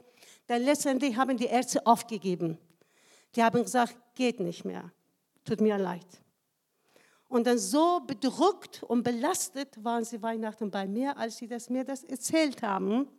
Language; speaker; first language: German; non-native, fluent; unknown